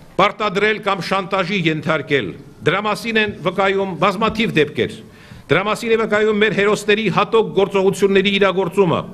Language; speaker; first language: Armenian; native; Armenian